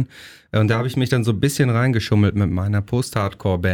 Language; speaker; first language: German; native; German